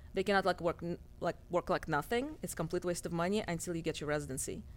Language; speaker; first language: English; non-native, fluent; Russian